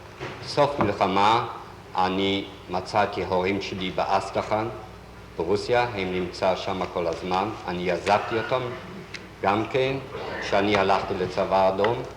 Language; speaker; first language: Hebrew; non-native, learner; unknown